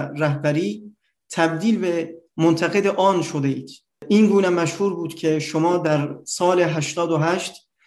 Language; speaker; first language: Persian; non-native, fluent; Turkish